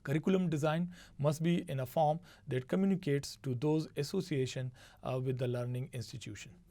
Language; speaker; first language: English; non-native, local second language; Urdu